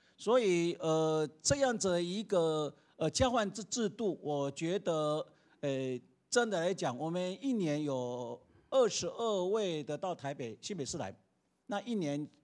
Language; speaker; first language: Chinese; native; Chinese